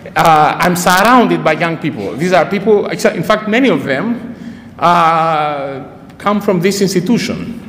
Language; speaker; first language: English; non-native, fluent; Greek